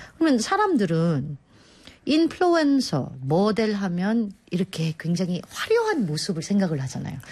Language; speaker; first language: Korean; non-native, fluent; Filipino